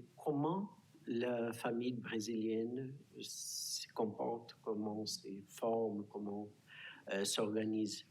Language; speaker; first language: French; non-native, fluent; Portuguese